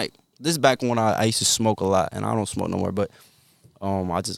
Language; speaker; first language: English; early bilingual, other home language; Korean